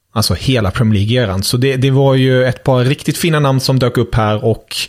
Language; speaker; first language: Swedish; non-native, fluent; German